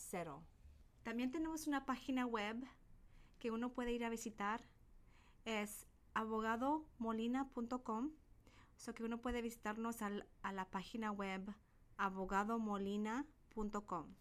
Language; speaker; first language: Spanish; early bilingual, heritage; Spanish